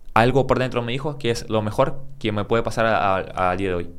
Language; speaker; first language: Spanish; early bilingual, other home language; Russian